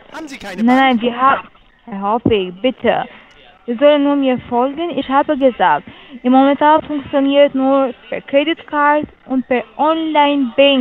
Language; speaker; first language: German; non-native, learner; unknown